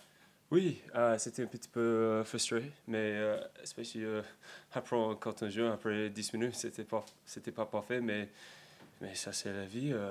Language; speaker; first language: French; non-native, learner; English